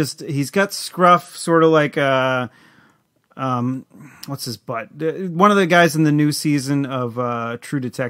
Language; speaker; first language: English; native; English